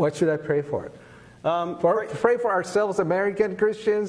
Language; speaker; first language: English; non-native, fluent; Persian